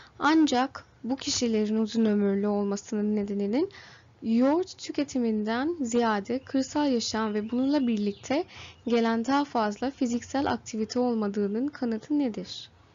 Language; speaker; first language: Turkish; non-native, learner; Bangla